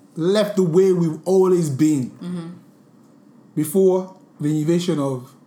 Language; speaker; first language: English; non-native, local second language; Yoruba